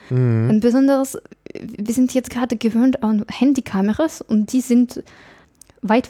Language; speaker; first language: German; non-native, fluent; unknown